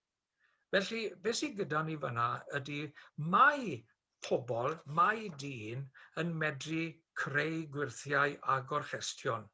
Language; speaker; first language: Welsh; native; Welsh